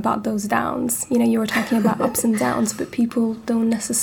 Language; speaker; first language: English; non-native, fluent; Italian